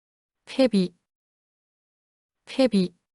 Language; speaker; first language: Japanese; native; Japanese